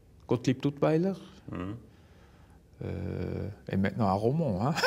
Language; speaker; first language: French; non-native, local second language; German